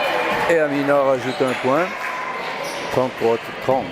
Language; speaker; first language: French; native; French